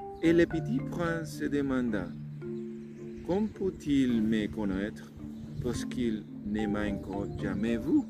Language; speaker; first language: French; non-native, learner; Spanish